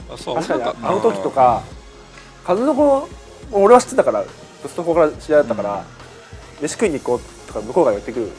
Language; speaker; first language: Japanese; native; Japanese